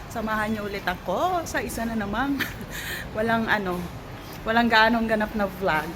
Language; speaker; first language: Filipino; native; Filipino